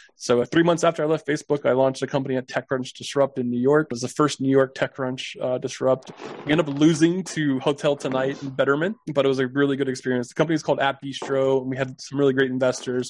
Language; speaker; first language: English; native; English